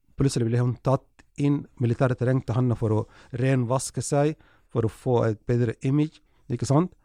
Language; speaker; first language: Norwegian; non-native, fluent; Arabic